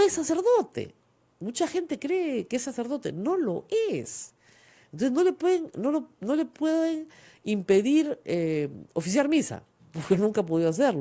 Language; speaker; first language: Spanish; native; Spanish